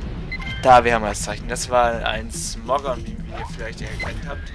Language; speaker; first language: German; native; German